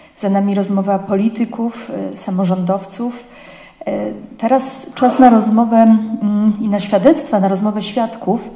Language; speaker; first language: Polish; native; Polish